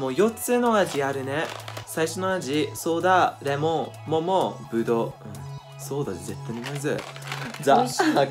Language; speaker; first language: Japanese; non-native, learner; English